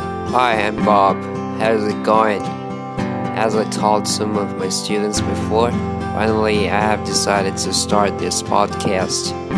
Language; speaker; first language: English; non-native, fluent; Japanese